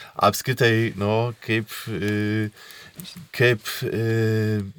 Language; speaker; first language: Lithuanian; non-native, fluent; Polish